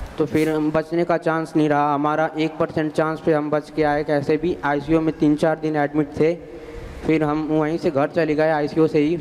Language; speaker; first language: Hindi; native; Hindi